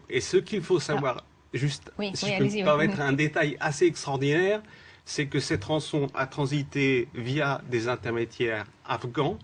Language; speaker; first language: French; native; French